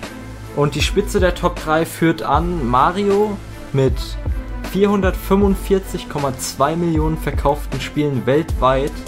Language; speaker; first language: German; native; German